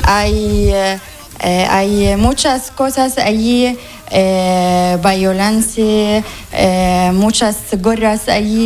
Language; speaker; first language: Spanish; non-native, learner; Arabic